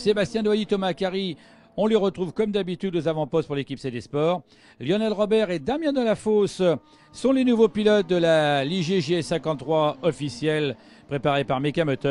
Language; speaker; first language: French; native; French